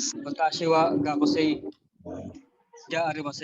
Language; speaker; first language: Japanese; non-native, learner; Filipino